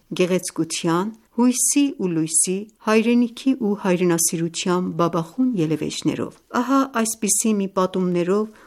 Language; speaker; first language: Armenian; early bilingual, heritage; Armenian